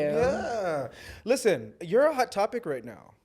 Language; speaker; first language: English; native; English